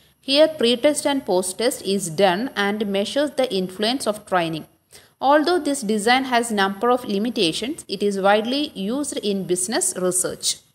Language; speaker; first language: English; non-native, local second language; Malayalam